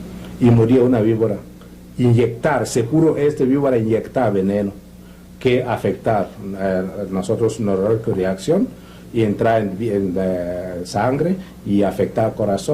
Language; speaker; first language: Spanish; non-native, learner; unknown